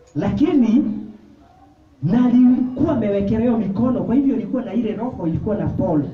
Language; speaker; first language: Swahili; non-native, local second language; Kikuyu